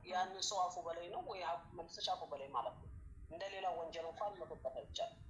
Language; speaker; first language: Amharic; native; Amharic